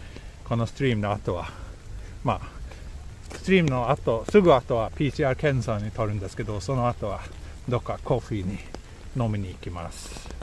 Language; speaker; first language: Japanese; non-native, fluent; Swedish